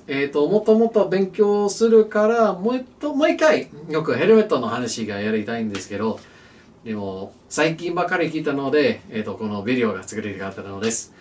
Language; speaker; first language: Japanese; non-native, learner; English